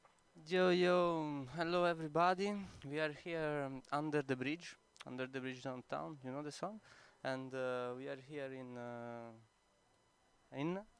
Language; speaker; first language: English; non-native, learner; Italian